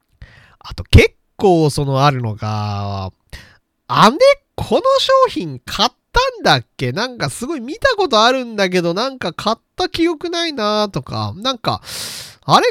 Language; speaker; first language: Japanese; native; Japanese